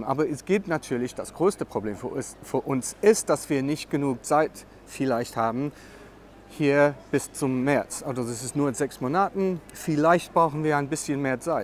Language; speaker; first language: German; non-native, learner; English